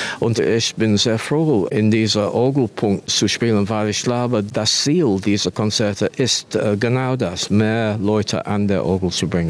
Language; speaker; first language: German; non-native, learner; English